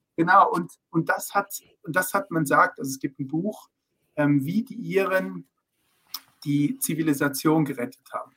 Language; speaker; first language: German; early bilingual, heritage; German